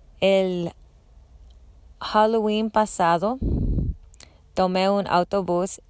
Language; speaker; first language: Spanish; non-native, learner; English